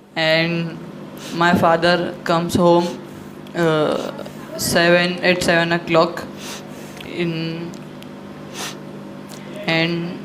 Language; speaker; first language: English; non-native, learner; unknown